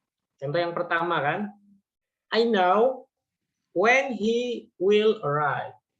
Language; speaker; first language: English; non-native, fluent; Indonesian